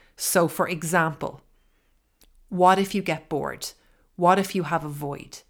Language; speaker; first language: English; native; English